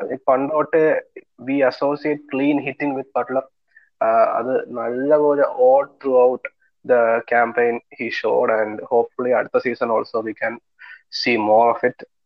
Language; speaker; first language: English; non-native, local second language; Malayalam